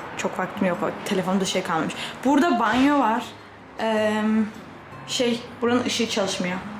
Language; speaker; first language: Turkish; native; Turkish